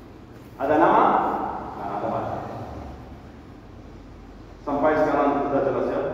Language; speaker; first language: Indonesian; non-native, learner; Arabic